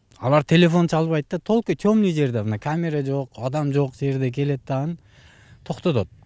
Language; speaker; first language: Kyrgyz; non-native, local second language; Uzbek